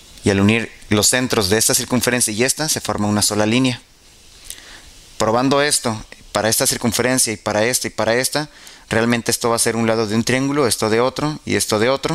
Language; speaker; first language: Spanish; native; Spanish